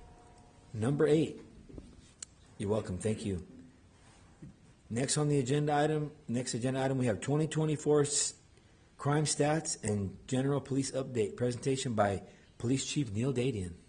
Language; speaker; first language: English; native; English